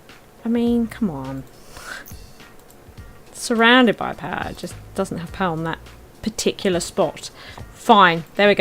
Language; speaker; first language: English; native; English